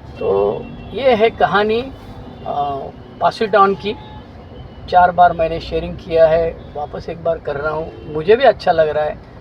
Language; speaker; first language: Hindi; non-native, local second language; Marathi